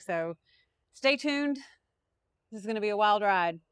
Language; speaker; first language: English; native; English